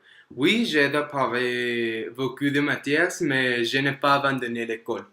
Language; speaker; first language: French; non-native, learner; Spanish